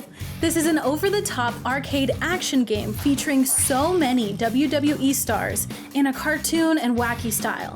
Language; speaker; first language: English; native; English